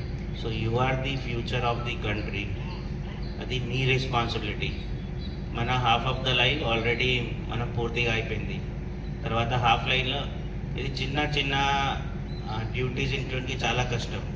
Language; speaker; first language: Telugu; non-native, learner; Hindi